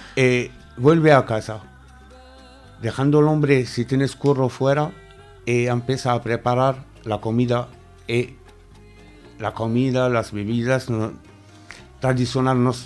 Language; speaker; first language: Spanish; non-native, fluent; Arabic